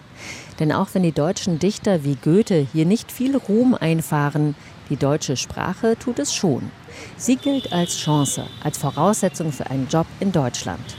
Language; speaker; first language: German; native; German